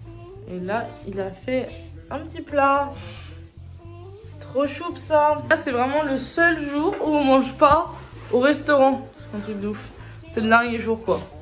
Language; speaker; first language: French; native; French